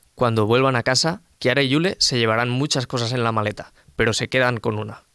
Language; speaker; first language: Spanish; native; Spanish